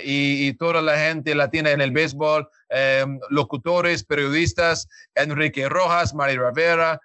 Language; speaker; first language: Spanish; non-native, learner; English